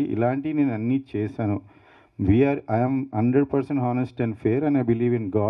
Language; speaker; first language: Telugu; native; Telugu